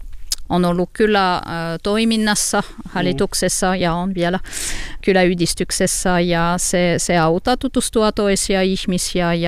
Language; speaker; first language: Finnish; non-native, learner; French